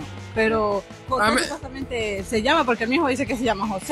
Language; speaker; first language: Spanish; native; Spanish